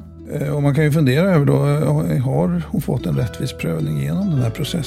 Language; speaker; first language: Swedish; native; Swedish